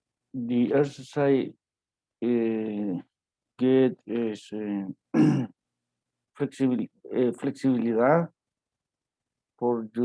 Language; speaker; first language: English; non-native, learner; Spanish